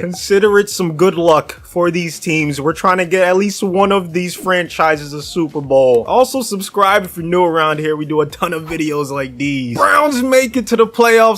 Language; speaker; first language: English; native; English